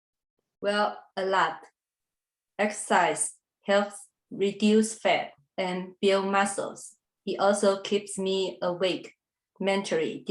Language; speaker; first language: English; non-native, learner; Chinese